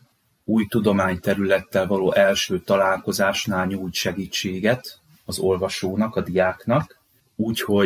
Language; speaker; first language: Hungarian; native; Hungarian